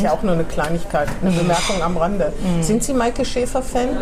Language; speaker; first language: German; native; German